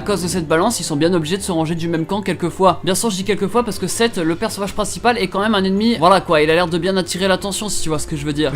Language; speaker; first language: French; native; French